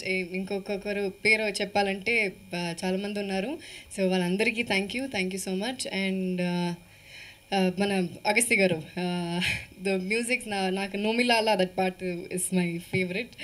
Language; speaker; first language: Telugu; non-native, fluent; Malayalam